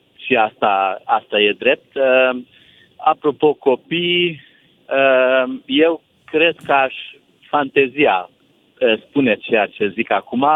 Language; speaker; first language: Romanian; non-native, local second language; Hungarian